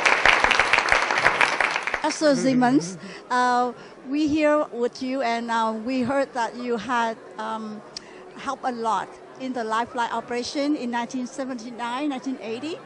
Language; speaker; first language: English; non-native, fluent; Vietnamese